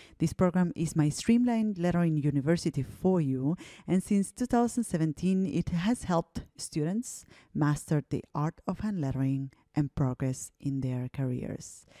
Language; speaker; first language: English; non-native, fluent; Spanish